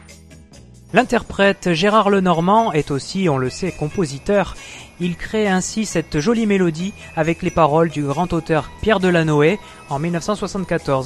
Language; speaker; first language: French; native; French